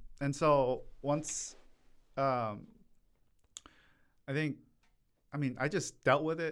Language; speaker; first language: English; early bilingual, other home language; Korean